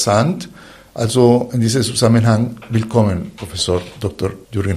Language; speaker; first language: German; non-native, fluent; Spanish